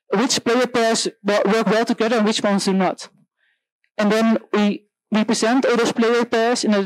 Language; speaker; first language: English; non-native, fluent; Dutch